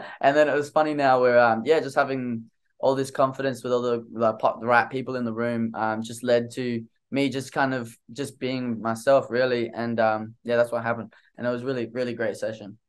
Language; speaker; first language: English; native; English